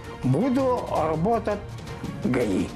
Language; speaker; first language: Russian; non-native, local second language; Yakut